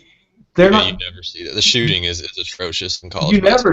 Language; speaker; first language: English; native; English